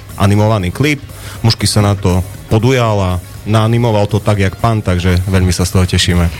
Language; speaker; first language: Slovak; native; Slovak